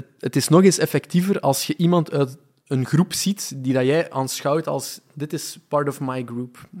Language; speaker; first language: Dutch; native; Dutch